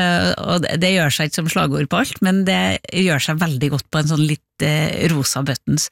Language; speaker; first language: Norwegian; native; Norwegian